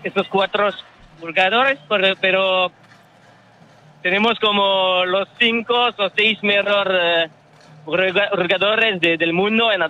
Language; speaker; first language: Spanish; non-native, learner; French